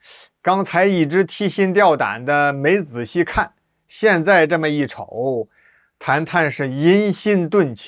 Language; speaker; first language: Chinese; native; Chinese